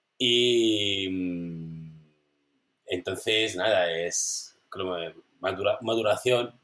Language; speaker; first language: Spanish; non-native, fluent; Italian